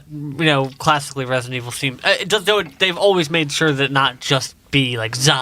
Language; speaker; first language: English; native; English